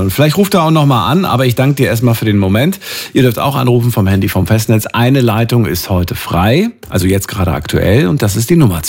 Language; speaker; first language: German; native; German